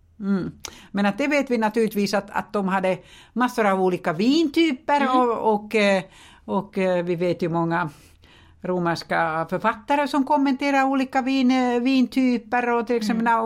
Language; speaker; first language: Swedish; non-native, fluent; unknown